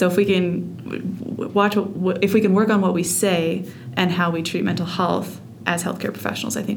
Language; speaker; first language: English; native; English